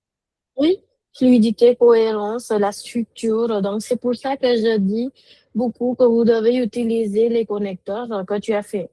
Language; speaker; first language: French; non-native, fluent; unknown